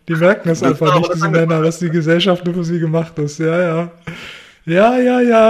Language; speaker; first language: German; native; German